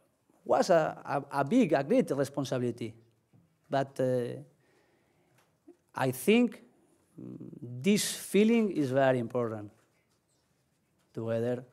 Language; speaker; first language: English; non-native, learner; Spanish